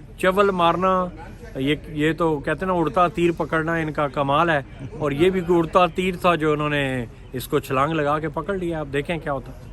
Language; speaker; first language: Urdu; non-native, local second language; Punjabi